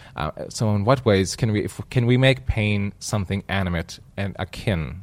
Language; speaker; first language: English; native; English